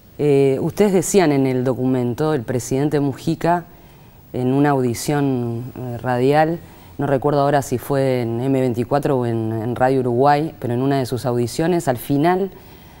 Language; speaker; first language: Spanish; native; Spanish